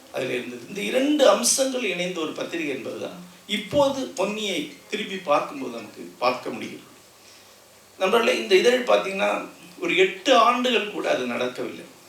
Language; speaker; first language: Tamil; non-native, local second language; Malayalam